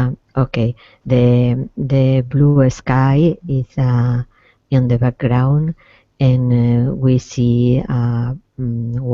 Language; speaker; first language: English; non-native, learner; Spanish